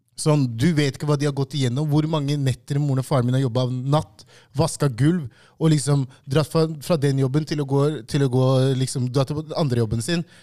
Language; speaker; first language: Norwegian; early bilingual, other home language; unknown